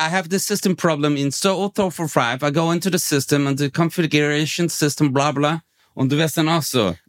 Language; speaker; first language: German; early bilingual, other home language; Turkish